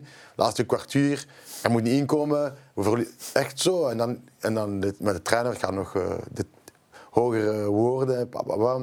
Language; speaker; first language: Dutch; non-native, local second language; French